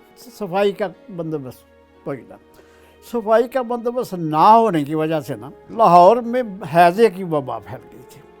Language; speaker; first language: Urdu; non-native, local second language; Punjabi